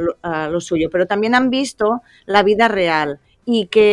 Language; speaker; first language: Spanish; non-native, local second language; Catalan